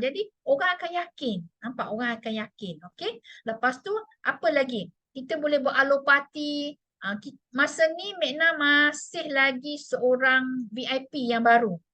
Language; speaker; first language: Malay; non-native, local second language; Chinese